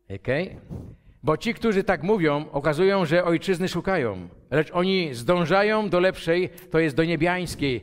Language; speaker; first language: Polish; native; Polish